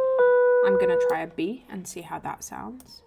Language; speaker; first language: English; native; English